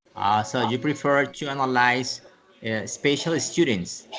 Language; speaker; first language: English; non-native, learner; Spanish